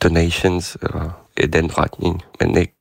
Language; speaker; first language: Danish; non-native, fluent; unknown